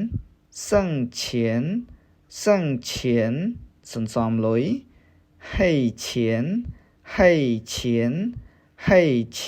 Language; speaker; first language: Chinese; non-native, fluent; Khmer